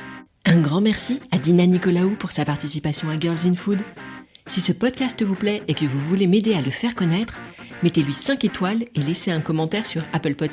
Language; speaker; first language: French; native; French